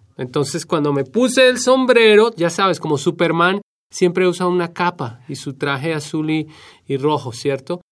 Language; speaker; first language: Spanish; native; Spanish